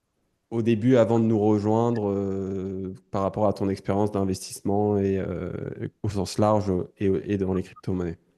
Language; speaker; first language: French; native; French